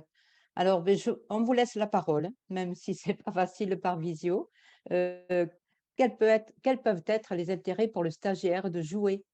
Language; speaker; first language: French; native; French